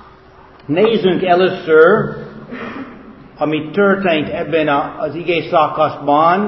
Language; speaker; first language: Hungarian; non-native, fluent; English